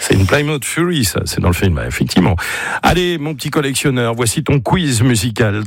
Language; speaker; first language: French; native; French